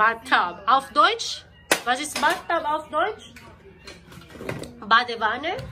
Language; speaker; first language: German; non-native, learner; Filipino